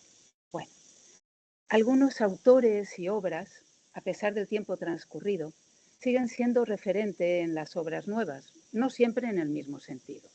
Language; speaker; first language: Spanish; native; Spanish